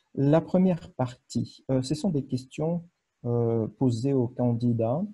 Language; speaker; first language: French; non-native, fluent; Russian